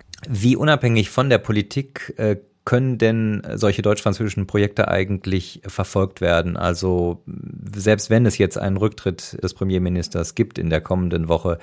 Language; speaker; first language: German; native; German